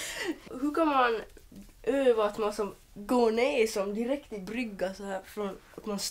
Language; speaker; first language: Swedish; native; Swedish